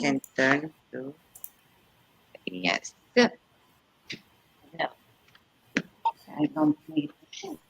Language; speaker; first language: English; non-native, fluent; Portuguese